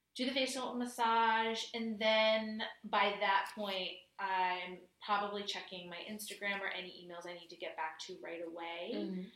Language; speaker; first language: English; native; English